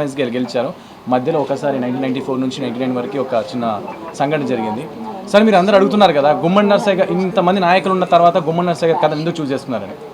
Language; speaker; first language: Telugu; native; Telugu